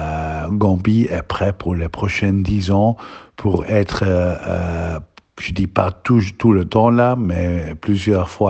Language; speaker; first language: French; non-native, learner; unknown